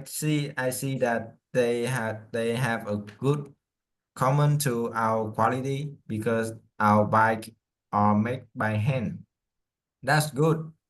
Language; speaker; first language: English; non-native, learner; Vietnamese